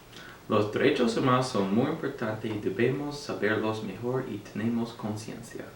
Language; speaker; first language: Spanish; non-native, learner; English